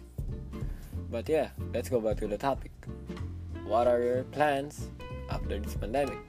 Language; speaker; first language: English; non-native, local second language; Filipino